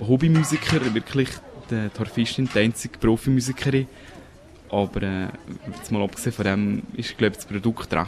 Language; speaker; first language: German; native; German